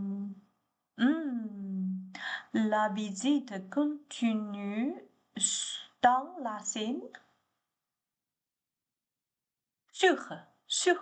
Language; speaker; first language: French; non-native, learner; Chinese